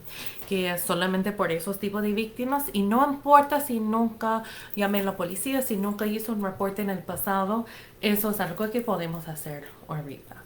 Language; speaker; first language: Spanish; non-native, fluent; English